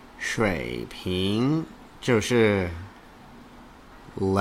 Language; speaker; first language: Chinese; non-native, learner; English